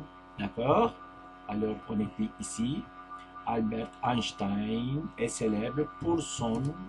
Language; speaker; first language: French; non-native, fluent; Turkish